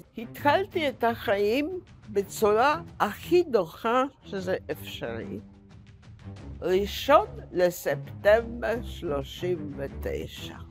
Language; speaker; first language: Hebrew; non-native, fluent; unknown